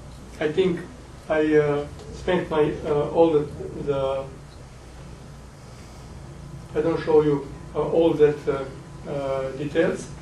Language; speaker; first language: English; non-native, fluent; Serbian